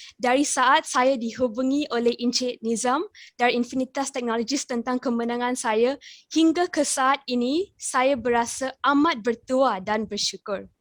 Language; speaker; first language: Malay; non-native, local second language; English